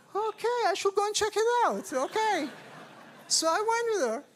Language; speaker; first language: English; non-native, fluent; Hebrew